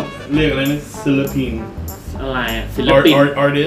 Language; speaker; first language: Thai; non-native, fluent; English